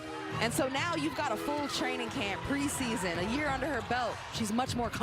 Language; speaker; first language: English; native; English